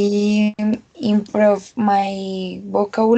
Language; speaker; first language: English; non-native, learner; Spanish